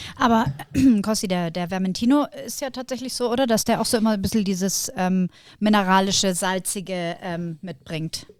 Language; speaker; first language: German; native; German